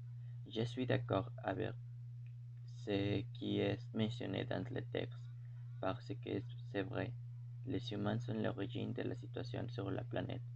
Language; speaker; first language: French; non-native, learner; Spanish